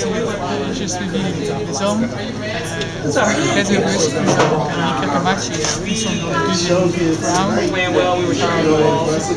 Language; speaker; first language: French; non-native, local second language; Dutch